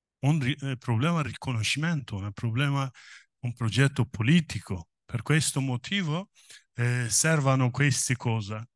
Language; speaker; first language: Italian; non-native, learner; Kurdish